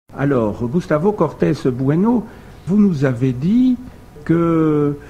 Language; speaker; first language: French; native; French